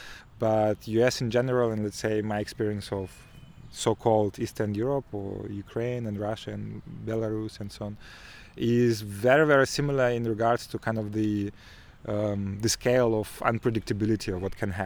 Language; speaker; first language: English; non-native, fluent; Ukrainian